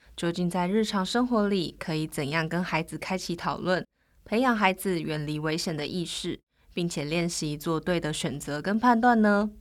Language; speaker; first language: Chinese; native; Chinese